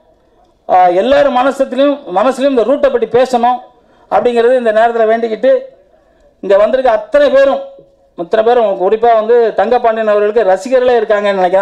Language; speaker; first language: Tamil; native; Tamil